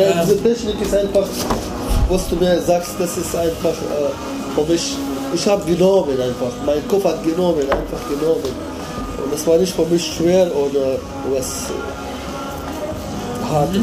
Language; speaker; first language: German; non-native, learner; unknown